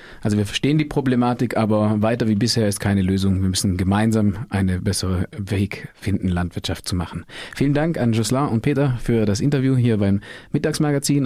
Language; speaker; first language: German; native; German